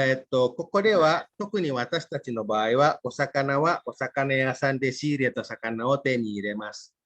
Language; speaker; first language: Japanese; non-native, fluent; Indonesian